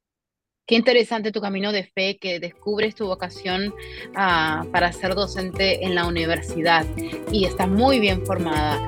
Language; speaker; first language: Spanish; native; Spanish